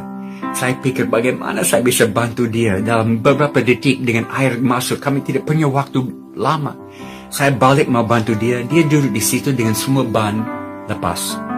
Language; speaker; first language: Indonesian; non-native, fluent; English